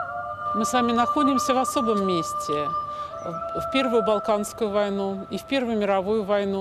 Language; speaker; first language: Russian; native; Russian